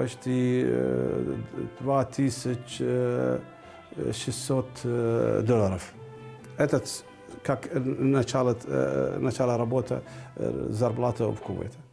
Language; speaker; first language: Russian; non-native, learner; Arabic